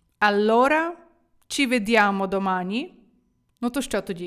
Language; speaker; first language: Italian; non-native, fluent; Ukrainian